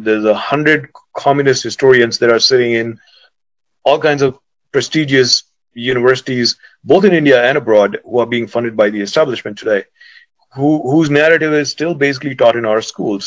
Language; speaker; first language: English; non-native, local second language; Hindi